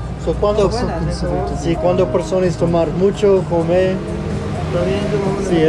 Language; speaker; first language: Spanish; non-native, learner; English